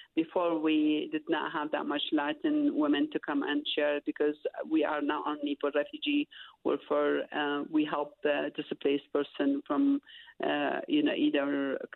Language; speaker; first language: English; non-native, fluent; Arabic